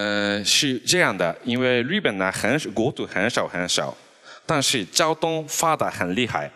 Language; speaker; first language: Chinese; non-native, fluent; Japanese